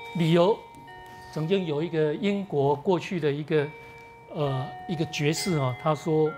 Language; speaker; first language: Chinese; native; Chinese